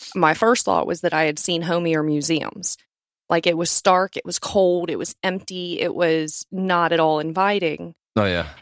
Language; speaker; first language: English; native; English